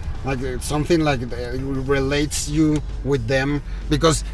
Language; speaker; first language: English; non-native, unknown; Spanish